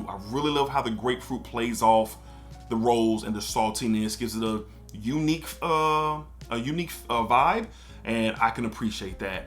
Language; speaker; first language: English; native; English